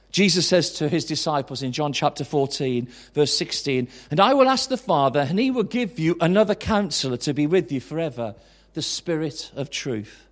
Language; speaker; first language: English; native; English